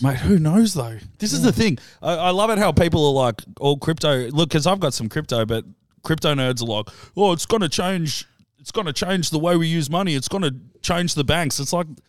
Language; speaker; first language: English; native; English